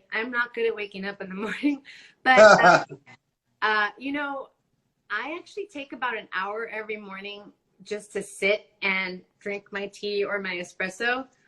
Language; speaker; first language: English; non-native, fluent; Spanish